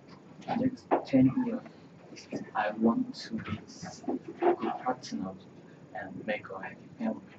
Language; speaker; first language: English; non-native, learner; Korean